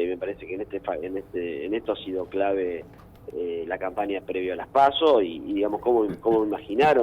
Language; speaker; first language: Spanish; native; Spanish